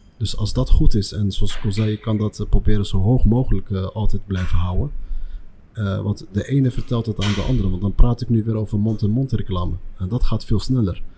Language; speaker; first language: Dutch; early bilingual, other home language; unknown